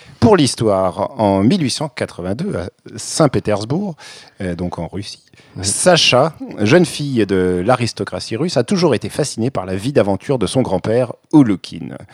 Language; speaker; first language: French; native; French